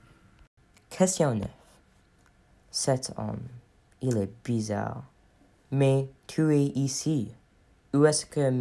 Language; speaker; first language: French; non-native, learner; English